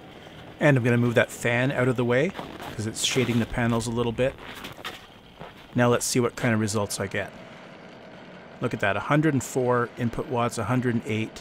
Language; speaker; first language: English; native; English